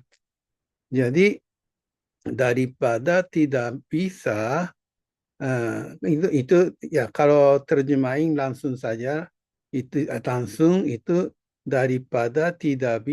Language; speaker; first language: Indonesian; non-native, fluent; Japanese